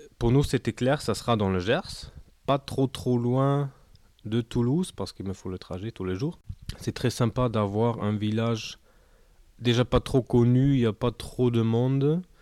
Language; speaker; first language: French; non-native, fluent; German